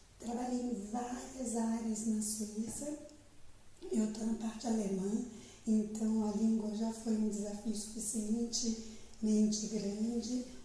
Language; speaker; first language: Portuguese; native; Portuguese